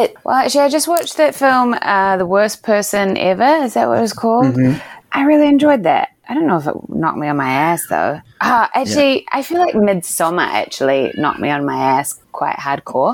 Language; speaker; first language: English; native; English